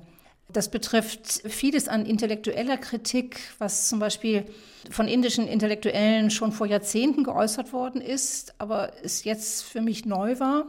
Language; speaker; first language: German; native; German